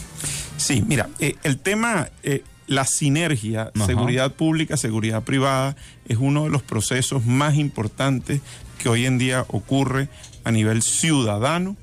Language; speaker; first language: Spanish; native; Spanish